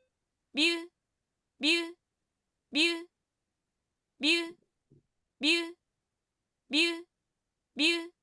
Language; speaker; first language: Japanese; non-native, learner; Filipino